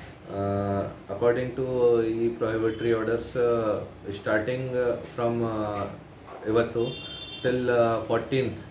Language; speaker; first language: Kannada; non-native, learner; Hindi